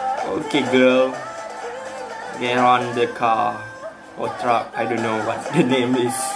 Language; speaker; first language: English; non-native, local second language; Malay